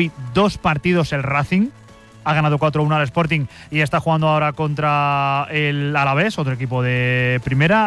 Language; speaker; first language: Spanish; native; Spanish